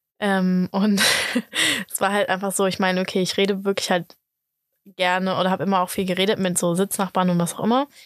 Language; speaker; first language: German; native; German